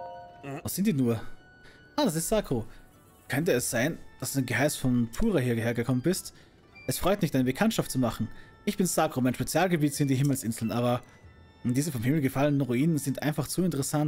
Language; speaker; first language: German; native; German